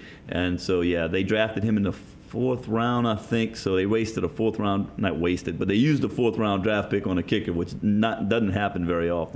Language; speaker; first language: English; native; English